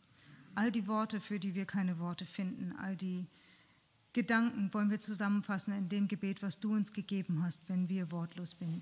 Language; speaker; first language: German; native; German